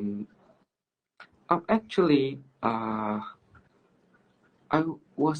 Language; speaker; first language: English; non-native, learner; Cantonese